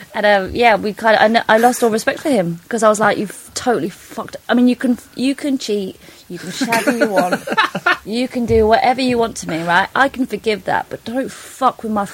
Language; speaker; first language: English; non-native, local second language; Polish